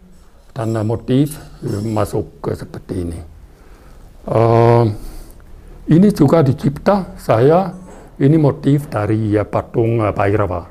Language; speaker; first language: Indonesian; non-native, fluent; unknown